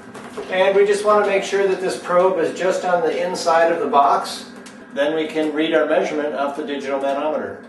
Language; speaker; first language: English; native; English